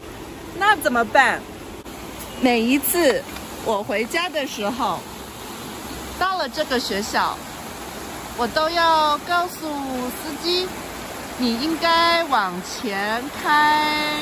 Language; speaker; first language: Chinese; non-native, local second language; Yao